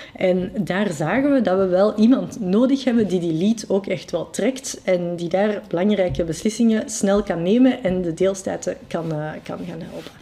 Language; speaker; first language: Dutch; non-native, local second language; French